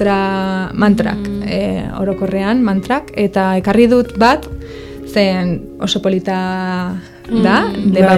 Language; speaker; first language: Basque; non-native, local second language; Spanish